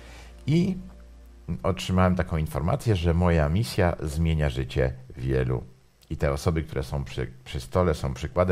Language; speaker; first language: Polish; native; Polish